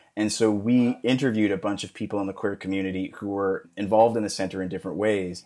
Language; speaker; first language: English; native; English